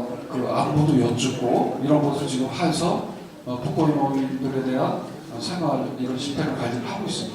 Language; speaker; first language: Korean; native; Korean